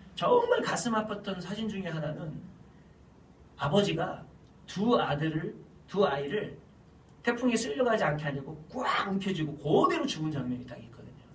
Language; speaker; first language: Korean; native; Korean